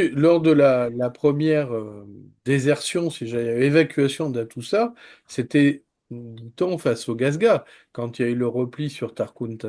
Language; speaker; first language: French; native; French